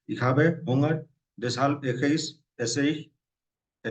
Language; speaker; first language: German; non-native, fluent; Hindi